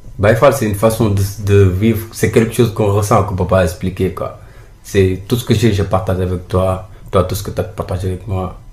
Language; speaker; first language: French; non-native, local second language; Wolof